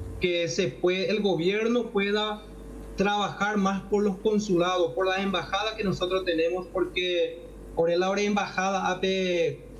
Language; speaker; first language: Spanish; native; Spanish